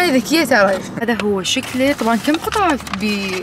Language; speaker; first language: Arabic; native; Arabic